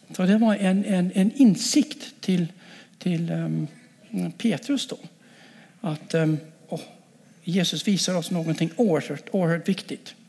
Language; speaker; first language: Swedish; non-native, fluent; English